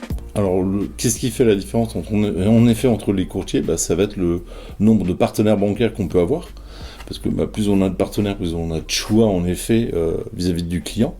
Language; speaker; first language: French; native; French